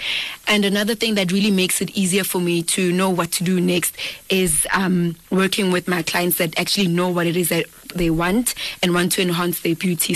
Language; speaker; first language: English; non-native, local second language; Northern Sotho